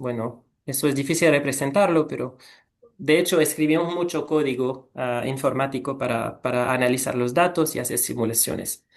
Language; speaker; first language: Spanish; non-native, fluent; French